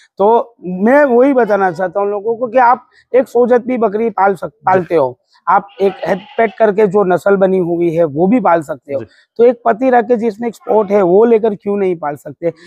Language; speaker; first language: Hindi; non-native, local second language; Gujarati